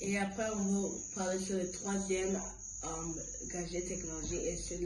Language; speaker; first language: French; early bilingual, other home language; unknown